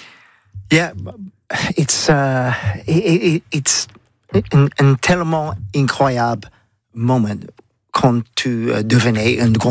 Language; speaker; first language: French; non-native, learner; English